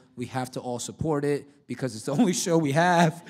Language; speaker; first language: English; native; English